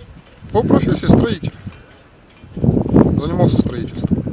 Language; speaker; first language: Russian; native; Russian